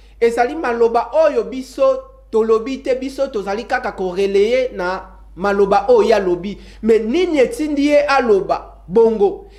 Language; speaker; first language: Lingala; native; Lingala